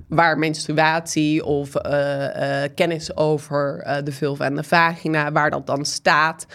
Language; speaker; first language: Dutch; non-native, fluent; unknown